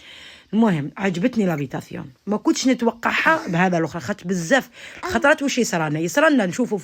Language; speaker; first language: Arabic; native; Arabic